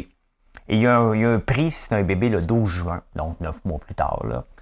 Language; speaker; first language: French; native; French